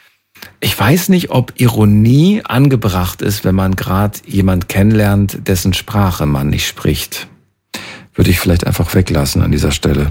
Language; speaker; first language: German; native; German